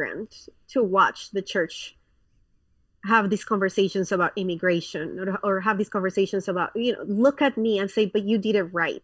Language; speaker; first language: English; non-native, fluent; Spanish